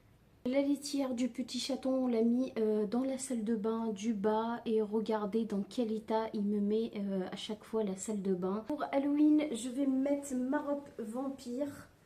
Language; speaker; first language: French; native; French